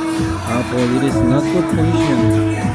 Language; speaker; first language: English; non-native, learner; Korean